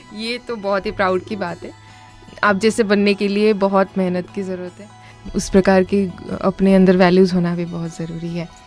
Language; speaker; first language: Hindi; non-native, local second language; Odia